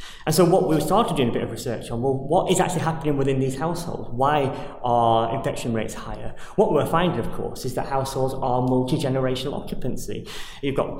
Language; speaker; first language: English; native; English